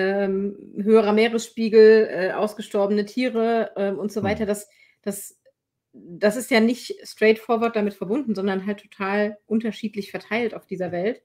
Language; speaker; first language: German; native; German